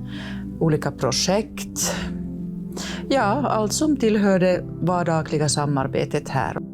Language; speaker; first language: Swedish; non-native, local second language; Finnish